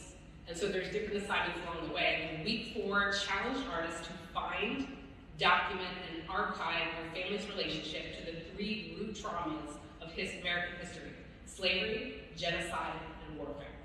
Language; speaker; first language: English; native; English